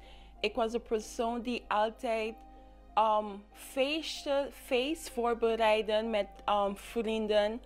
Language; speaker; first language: Dutch; non-native, local second language; English